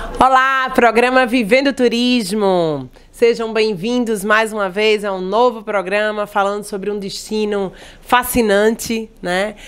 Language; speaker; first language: Portuguese; native; Portuguese